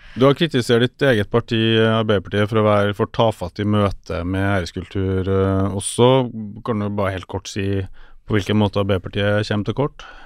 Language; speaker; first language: Norwegian; native; Norwegian